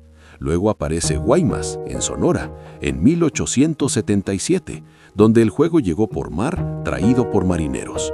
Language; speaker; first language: Spanish; native; Spanish